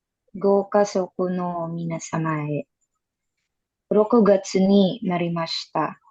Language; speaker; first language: Japanese; non-native, learner; Filipino